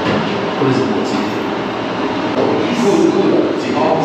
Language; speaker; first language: Japanese; non-native, learner; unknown